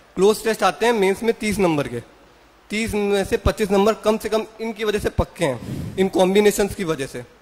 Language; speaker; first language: Hindi; native; Hindi